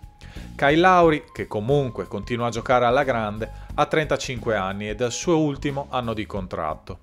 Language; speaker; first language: Italian; native; Italian